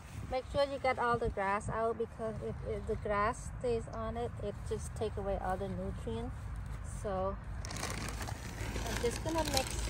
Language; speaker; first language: English; non-native, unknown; Khmer